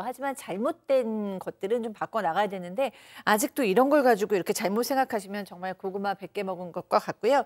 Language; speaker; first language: Korean; native; Korean